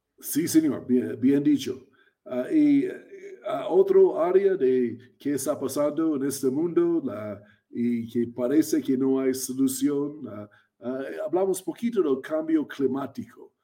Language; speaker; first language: Spanish; non-native, fluent; English